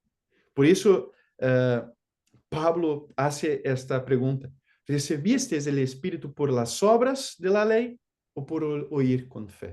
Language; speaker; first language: Spanish; non-native, fluent; Portuguese